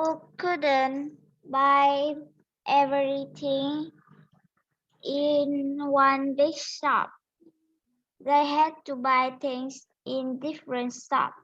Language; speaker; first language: English; non-native, learner; Vietnamese